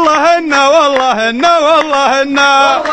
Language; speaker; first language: Arabic; native; Arabic